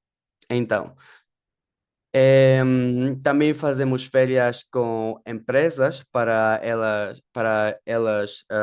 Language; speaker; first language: Portuguese; non-native, fluent; Spanish